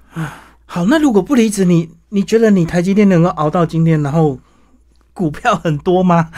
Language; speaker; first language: Chinese; native; Chinese